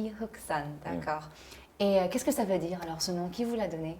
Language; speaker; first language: French; native; French